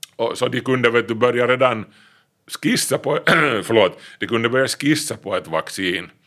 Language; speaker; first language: Swedish; native; Swedish